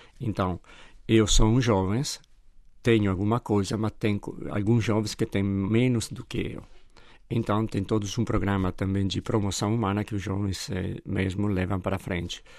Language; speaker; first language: Portuguese; non-native, fluent; Italian